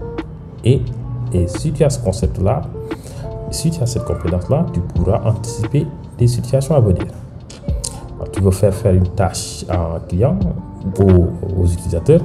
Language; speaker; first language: French; non-native, local second language; Wolof